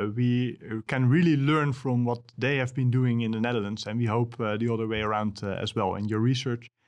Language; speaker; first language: English; non-native, fluent; Dutch